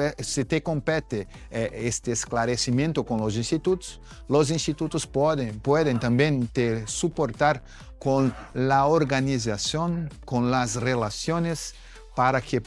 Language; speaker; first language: Spanish; non-native, fluent; Portuguese